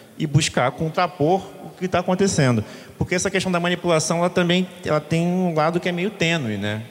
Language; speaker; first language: Portuguese; native; Portuguese